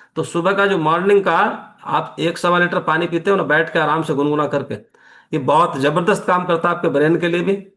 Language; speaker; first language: Hindi; native; Hindi